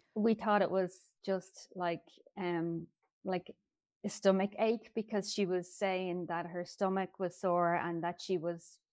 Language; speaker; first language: English; native; English